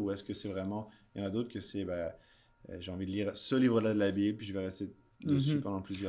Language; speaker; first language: French; native; French